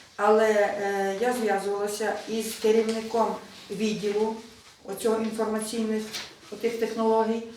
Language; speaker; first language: Ukrainian; native; Ukrainian